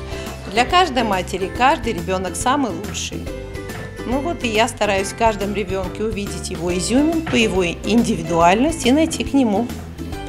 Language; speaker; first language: Russian; native; Russian